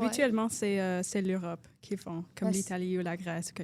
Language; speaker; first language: French; non-native, local second language; English